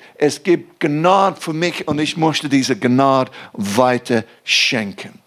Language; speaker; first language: German; non-native, fluent; English